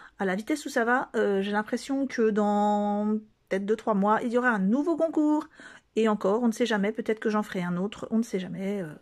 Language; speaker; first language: French; native; French